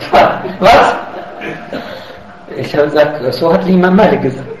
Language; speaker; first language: German; non-native, fluent; Arabic